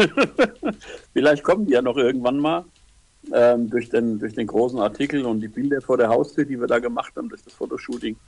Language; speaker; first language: German; native; German